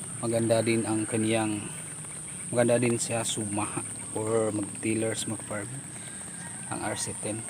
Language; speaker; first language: Filipino; non-native, local second language; Cebuano